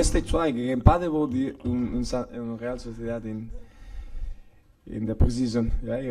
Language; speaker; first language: German; non-native, learner; Spanish